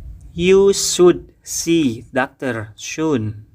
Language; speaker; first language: English; non-native, fluent; Indonesian